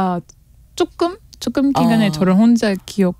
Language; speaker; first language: Korean; non-native, learner; French